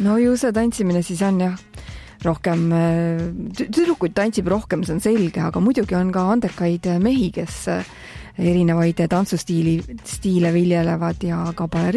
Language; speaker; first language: Estonian; native; Estonian